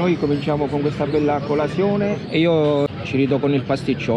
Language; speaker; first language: Italian; native; Italian